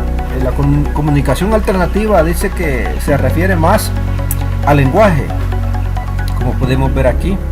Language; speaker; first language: Spanish; native; Spanish